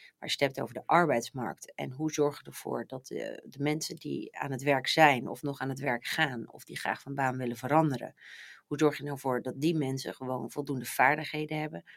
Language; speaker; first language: Dutch; native; Dutch